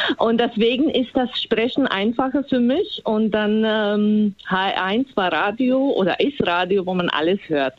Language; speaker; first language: German; non-native, fluent; Slovak